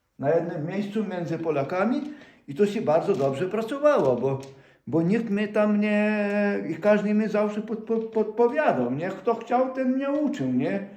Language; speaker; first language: Polish; non-native, fluent; Ukrainian